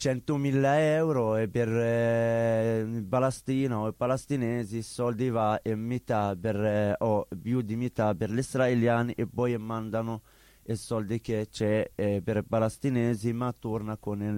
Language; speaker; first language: Italian; non-native, learner; Arabic